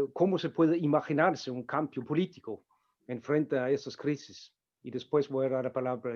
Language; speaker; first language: Spanish; non-native, fluent; Danish